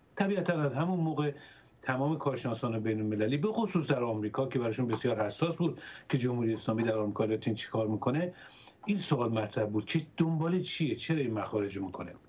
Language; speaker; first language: Persian; native; Persian